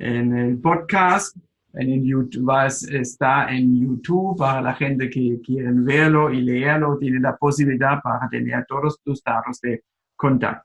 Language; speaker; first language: Spanish; non-native, fluent; German